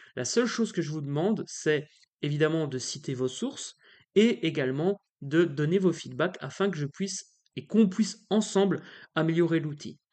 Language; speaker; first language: French; native; French